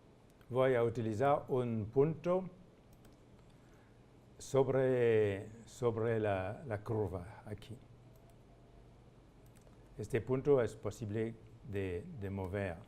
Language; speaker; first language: Spanish; non-native, fluent; French